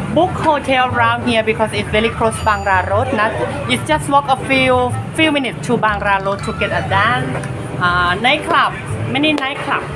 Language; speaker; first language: English; non-native, learner; Thai